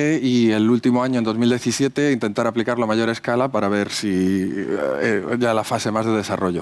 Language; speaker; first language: Spanish; native; Spanish